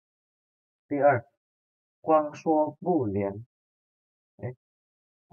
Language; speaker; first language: Chinese; non-native, fluent; Indonesian